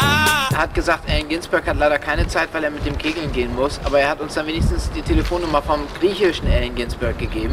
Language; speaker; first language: German; native; German